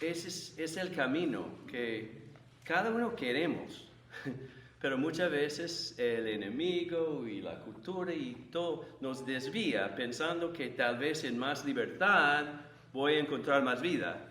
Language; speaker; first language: Spanish; non-native, fluent; English